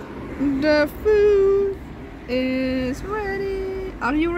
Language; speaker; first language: English; non-native, fluent; French